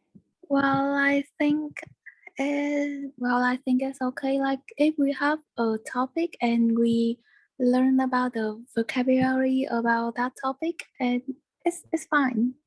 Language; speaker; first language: English; non-native, learner; Vietnamese